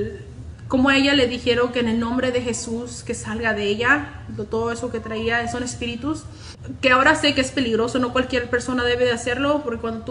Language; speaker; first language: Spanish; native; Spanish